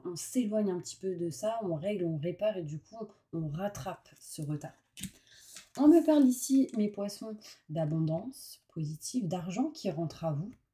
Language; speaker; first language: French; native; French